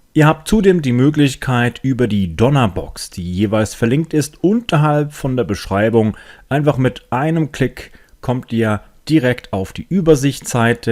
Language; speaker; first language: German; native; German